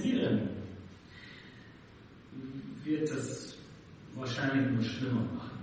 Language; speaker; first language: German; non-native, fluent; English